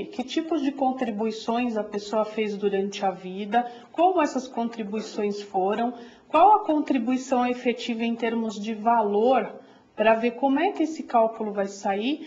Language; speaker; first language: Portuguese; native; Portuguese